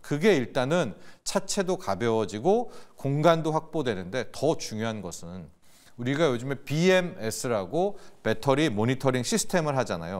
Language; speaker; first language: Korean; native; Korean